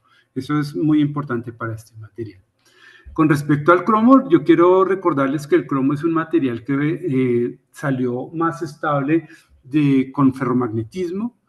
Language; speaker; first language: Spanish; native; Spanish